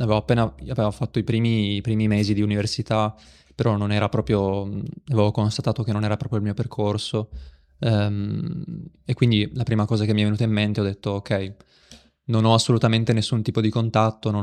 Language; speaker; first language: Italian; native; Italian